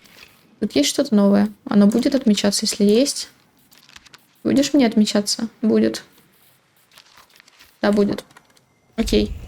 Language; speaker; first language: Russian; native; Russian